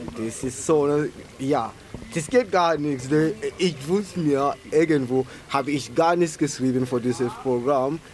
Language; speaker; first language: German; non-native, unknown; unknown